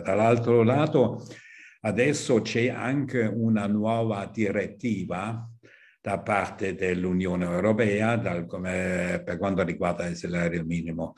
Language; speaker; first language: Italian; non-native, fluent; German